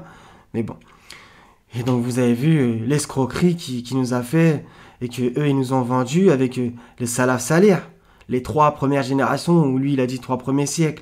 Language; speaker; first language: French; native; French